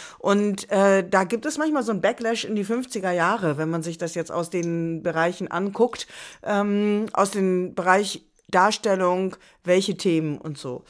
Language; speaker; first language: German; native; German